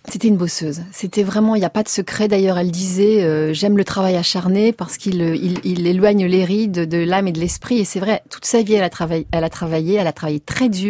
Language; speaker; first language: French; native; French